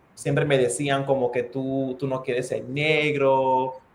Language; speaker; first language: Spanish; non-native, fluent; English